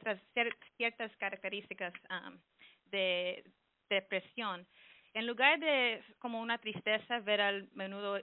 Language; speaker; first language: Spanish; early bilingual, heritage; English